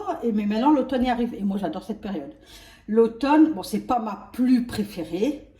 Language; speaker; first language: French; native; French